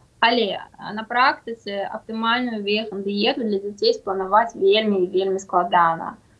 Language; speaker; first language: Belarusian; non-native, local second language; Russian